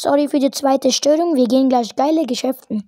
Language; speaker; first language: German; early bilingual, other home language; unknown